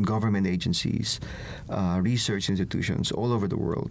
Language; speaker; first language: English; non-native, local second language; Filipino